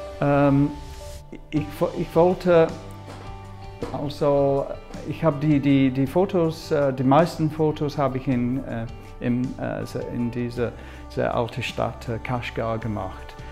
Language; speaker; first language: German; non-native, fluent; English